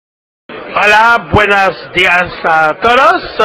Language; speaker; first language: Spanish; non-native, learner; French